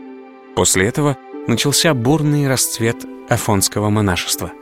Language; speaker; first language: Russian; native; Russian